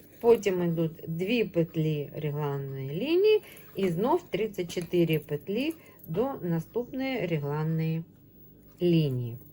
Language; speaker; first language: Ukrainian; non-native, local second language; Russian